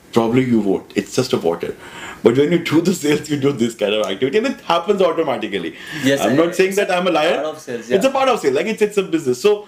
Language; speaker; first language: English; non-native, local second language; Hindi